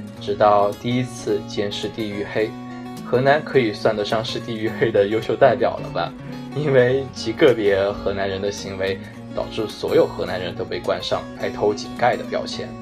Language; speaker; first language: Chinese; native; Chinese